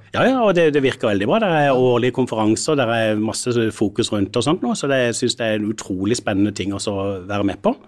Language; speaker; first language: Norwegian; native; Norwegian